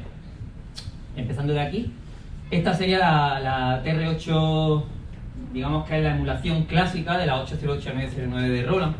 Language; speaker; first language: Spanish; native; Spanish